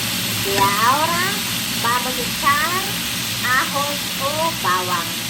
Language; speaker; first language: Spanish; non-native, fluent; Filipino